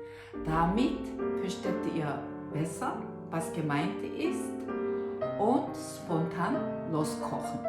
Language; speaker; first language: German; non-native, local second language; Korean